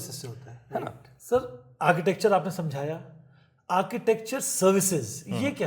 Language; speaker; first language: Hindi; native; Hindi